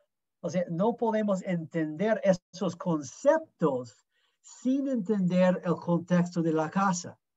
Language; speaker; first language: Spanish; non-native, fluent; English